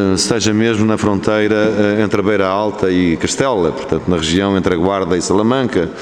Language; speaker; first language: Portuguese; native; Portuguese